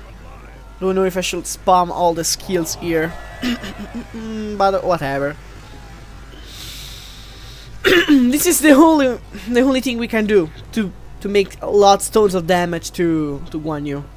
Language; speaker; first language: English; non-native, fluent; Italian